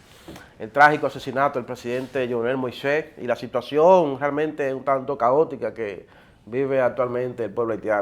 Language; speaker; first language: Spanish; native; Spanish